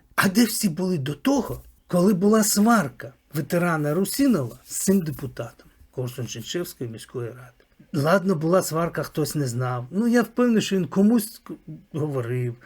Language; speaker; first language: Ukrainian; native; Ukrainian